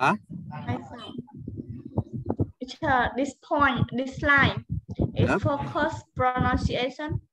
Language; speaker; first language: English; non-native, learner; Khmer